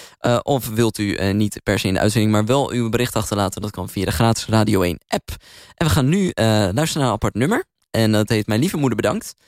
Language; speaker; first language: Dutch; native; Dutch